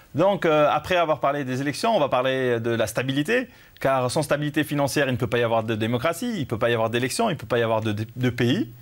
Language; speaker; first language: French; native; French